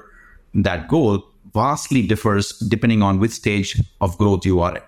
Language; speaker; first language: English; non-native, local second language; Tamil